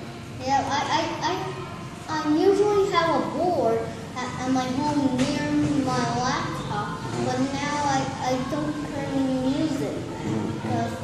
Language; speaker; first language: English; non-native, learner; Vietnamese